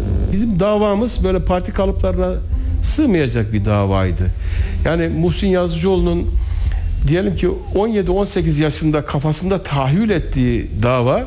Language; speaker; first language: Turkish; native; Turkish